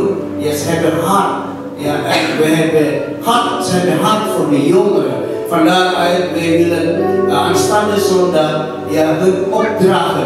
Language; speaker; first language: Dutch; non-native, fluent; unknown